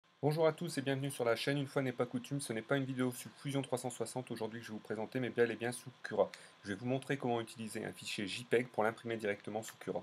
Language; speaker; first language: French; native; French